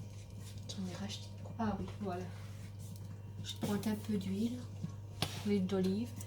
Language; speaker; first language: French; native; French